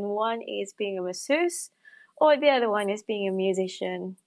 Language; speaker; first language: English; non-native, fluent; Indonesian